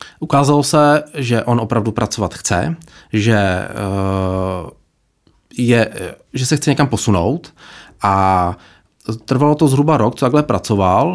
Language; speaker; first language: Czech; native; Czech